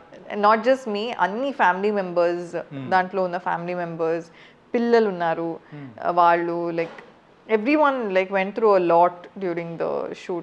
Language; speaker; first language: Telugu; non-native, fluent; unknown